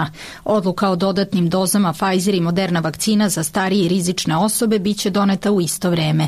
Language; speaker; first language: Serbian; native; Serbian